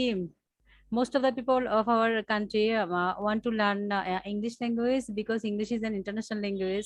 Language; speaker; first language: English; non-native, learner; Bangla